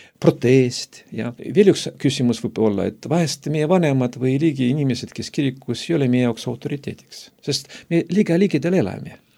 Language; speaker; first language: Estonian; non-native, local second language; Russian